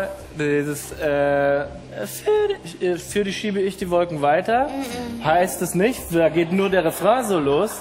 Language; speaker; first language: German; native; German